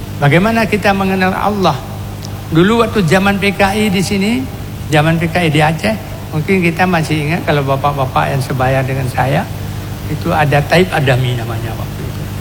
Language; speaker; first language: Indonesian; non-native, local second language; Achinese